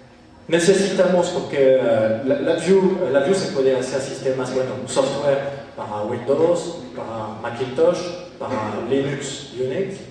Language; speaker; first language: Spanish; non-native, fluent; French